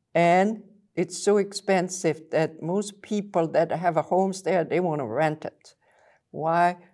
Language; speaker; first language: English; non-native, fluent; French